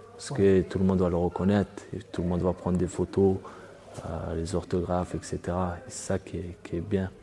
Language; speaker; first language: French; early bilingual, other home language; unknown